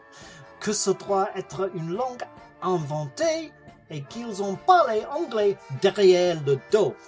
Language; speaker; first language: French; non-native, learner; English